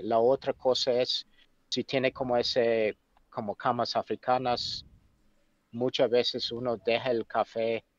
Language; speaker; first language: Spanish; non-native, fluent; English